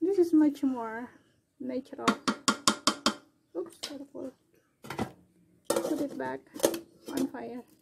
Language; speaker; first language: English; non-native, fluent; Indonesian